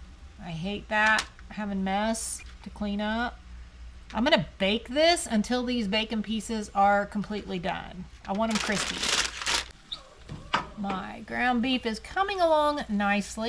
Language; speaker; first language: English; native; English